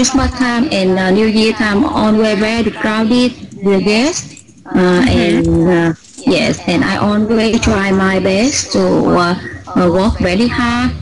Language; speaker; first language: English; non-native, learner; Vietnamese